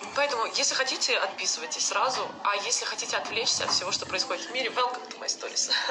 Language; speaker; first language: Russian; native; Russian